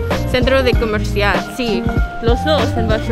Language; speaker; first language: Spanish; non-native, learner; English